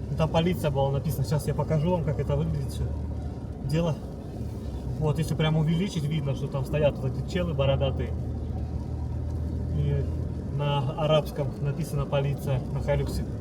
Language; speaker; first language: Russian; native; Russian